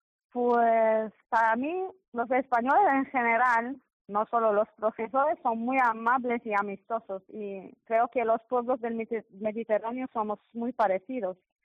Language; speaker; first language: Spanish; non-native, fluent; Arabic